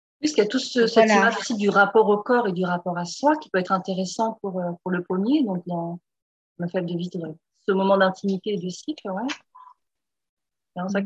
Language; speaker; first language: French; native; French